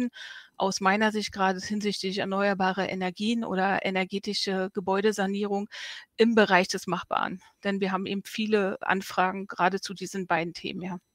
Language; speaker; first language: German; native; German